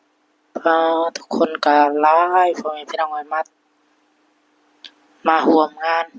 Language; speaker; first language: Thai; non-native, local second language; Northeastern Thai